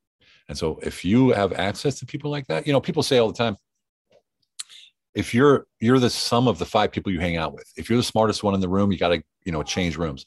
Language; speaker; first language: English; native; English